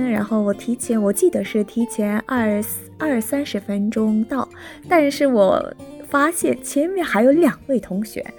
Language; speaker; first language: Chinese; non-native, fluent; Korean